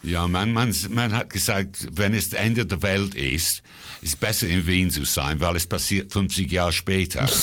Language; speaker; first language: German; non-native, fluent; English